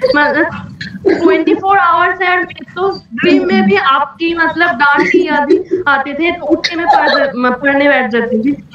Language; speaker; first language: Hindi; non-native, local second language; Bangla